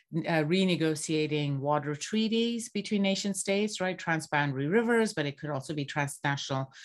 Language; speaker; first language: English; non-native, local second language; Bangla